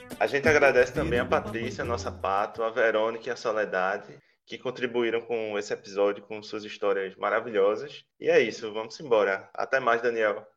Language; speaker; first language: Portuguese; native; Portuguese